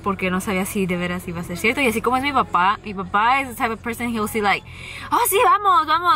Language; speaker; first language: Spanish; early bilingual, heritage; Spanish